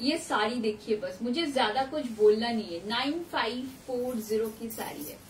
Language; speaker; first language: Hindi; non-native, local second language; Bangla